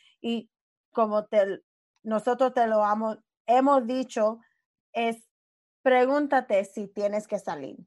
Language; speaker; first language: Spanish; early bilingual, other home language; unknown